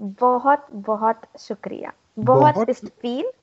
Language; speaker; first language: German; non-native, learner; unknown